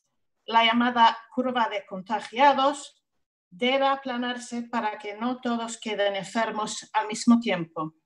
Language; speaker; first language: Spanish; non-native, fluent; Swedish